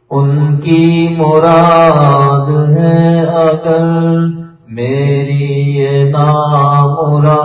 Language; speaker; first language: Urdu; native; Urdu